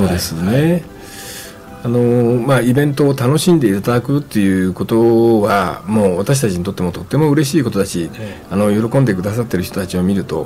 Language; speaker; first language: Japanese; native; Japanese